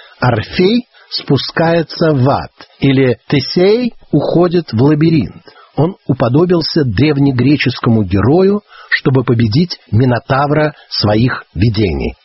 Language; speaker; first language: Russian; native; Russian